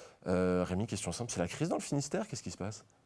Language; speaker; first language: French; native; French